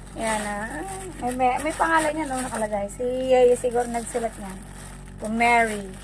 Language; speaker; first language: Filipino; native; Filipino